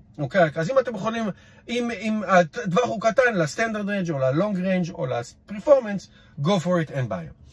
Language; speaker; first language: Hebrew; native; Hebrew